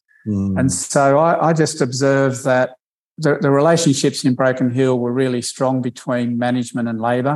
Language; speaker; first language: English; native; English